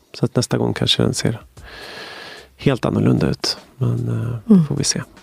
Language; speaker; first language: Swedish; native; Swedish